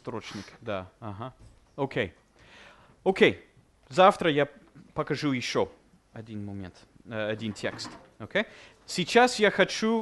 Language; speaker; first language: Russian; non-native, fluent; English